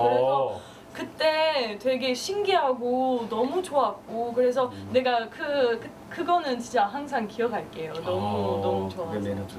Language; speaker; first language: Korean; non-native, learner; Albanian